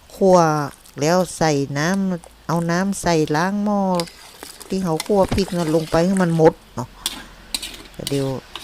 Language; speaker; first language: Thai; native; Thai